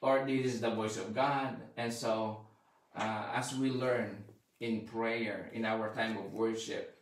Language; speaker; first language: English; non-native, local second language; Filipino